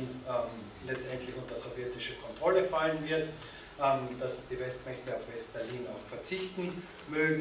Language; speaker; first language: German; native; German